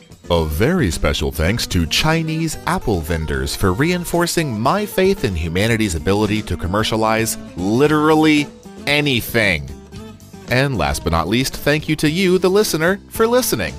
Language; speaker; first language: English; native; English